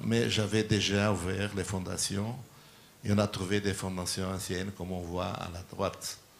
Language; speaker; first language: French; non-native, learner; Portuguese